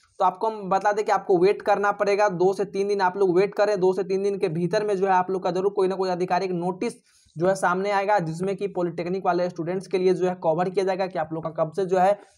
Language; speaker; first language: Hindi; native; Hindi